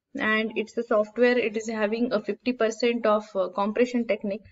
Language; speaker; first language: English; non-native, local second language; Marathi